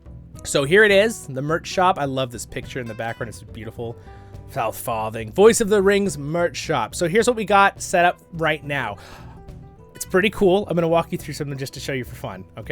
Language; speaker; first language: English; native; English